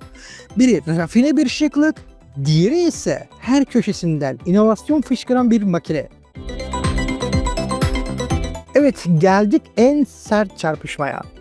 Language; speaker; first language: Turkish; native; Turkish